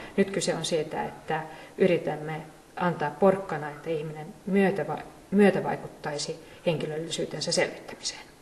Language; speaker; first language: Finnish; non-native, local second language; Swedish